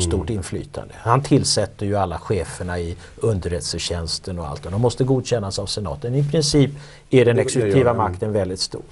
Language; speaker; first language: Swedish; native; Swedish